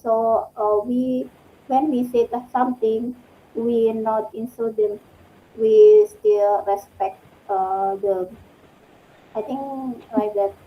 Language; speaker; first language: English; non-native, learner; Indonesian